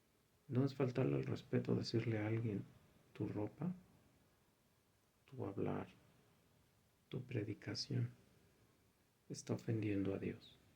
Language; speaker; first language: Spanish; native; Spanish